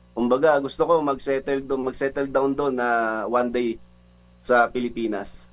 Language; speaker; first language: Filipino; native; Filipino